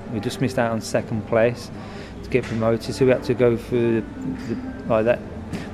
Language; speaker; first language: English; native; English